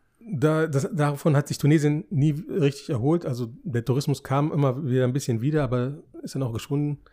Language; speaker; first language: German; native; German